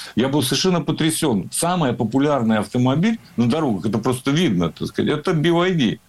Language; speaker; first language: Russian; native; Russian